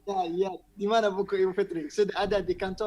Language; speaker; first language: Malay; non-native, learner; Arabic